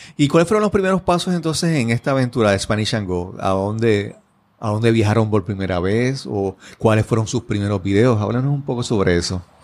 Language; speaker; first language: Spanish; native; Spanish